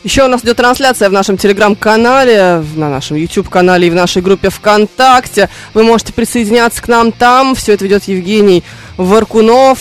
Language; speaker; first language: Russian; native; Russian